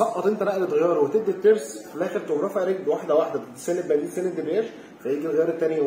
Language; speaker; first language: Arabic; native; Arabic